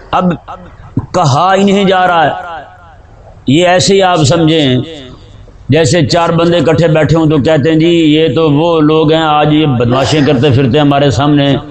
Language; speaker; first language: Urdu; non-native, local second language; Punjabi